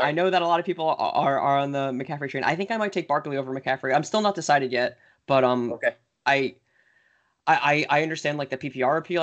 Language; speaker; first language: English; native; English